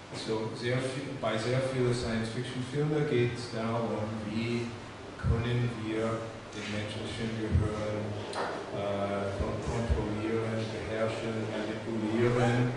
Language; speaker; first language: German; non-native, fluent; English